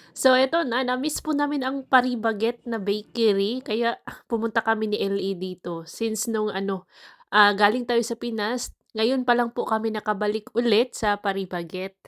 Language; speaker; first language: Filipino; non-native, local second language; Cebuano